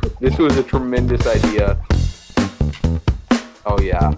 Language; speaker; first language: English; native; English